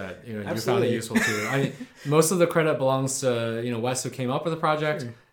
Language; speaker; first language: English; early bilingual, other home language; Chinese